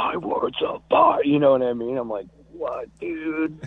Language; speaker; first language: English; native; English